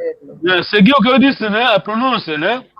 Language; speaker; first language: Portuguese; non-native, fluent; Kongo